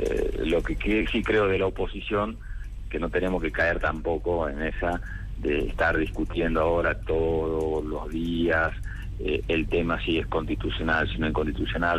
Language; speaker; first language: Spanish; native; Spanish